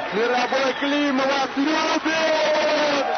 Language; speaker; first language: Russian; native; Russian